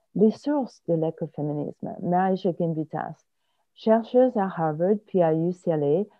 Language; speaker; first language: French; non-native, fluent; English